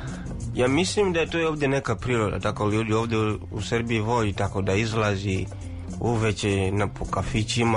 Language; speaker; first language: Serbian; non-native, learner; Swahili